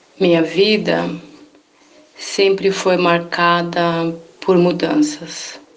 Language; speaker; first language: Portuguese; native; Portuguese